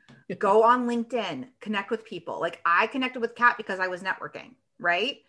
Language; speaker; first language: English; native; English